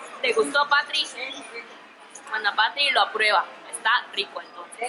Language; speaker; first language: Spanish; native; Spanish